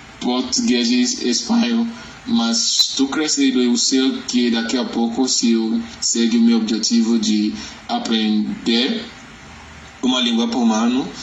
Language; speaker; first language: Portuguese; non-native, learner; Yoruba